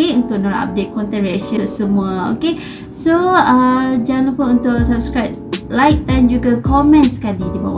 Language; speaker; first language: Malay; native; Malay